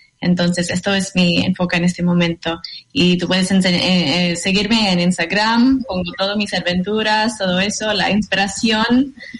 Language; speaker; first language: Spanish; non-native, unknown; English